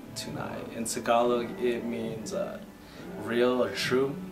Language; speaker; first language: English; native; English